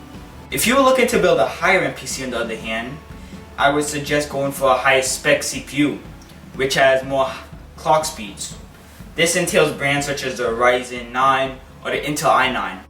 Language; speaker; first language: English; native; English